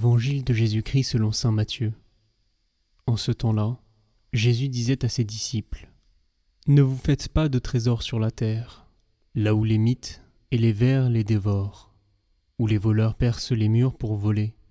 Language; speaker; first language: French; native; French